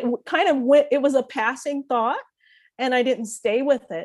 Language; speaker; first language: English; native; English